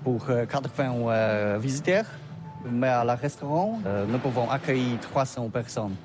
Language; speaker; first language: French; non-native, learner; Polish